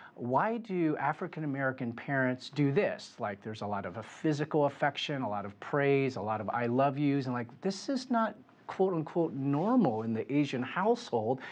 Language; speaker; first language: English; native; English